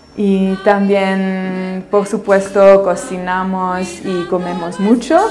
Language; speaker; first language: Spanish; non-native, learner; Greek